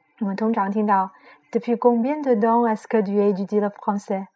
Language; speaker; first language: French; non-native, fluent; Chinese